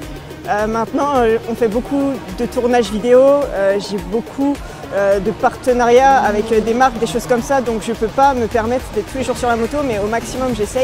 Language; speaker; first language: French; native; French